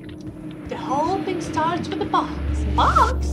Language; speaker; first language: English; non-native, learner; Russian